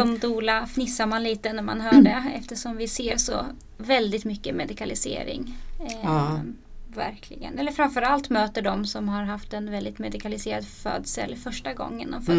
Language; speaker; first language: Swedish; native; Swedish